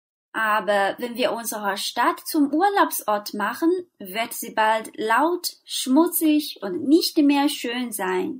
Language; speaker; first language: German; non-native, fluent; Chinese